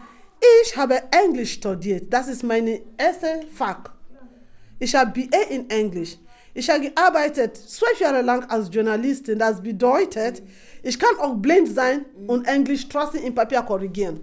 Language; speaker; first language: German; non-native, fluent; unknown